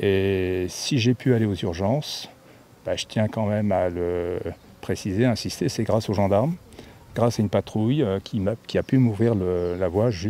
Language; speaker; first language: French; native; French